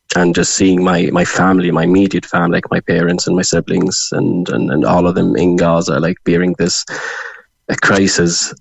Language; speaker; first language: English; non-native, fluent; Arabic